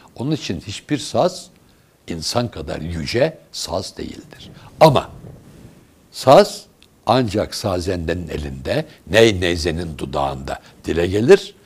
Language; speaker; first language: Turkish; native; Turkish